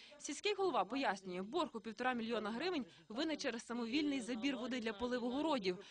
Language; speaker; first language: Ukrainian; native; Ukrainian